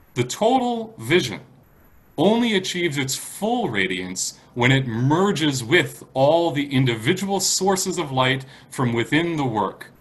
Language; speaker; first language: English; native; English